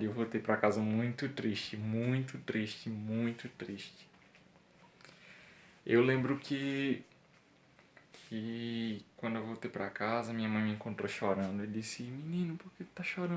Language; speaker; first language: Portuguese; native; Portuguese